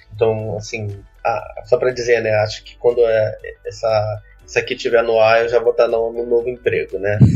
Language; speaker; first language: Portuguese; native; Portuguese